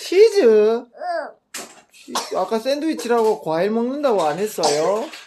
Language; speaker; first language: Korean; native; Korean